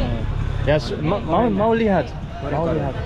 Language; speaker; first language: Indonesian; non-native, learner; German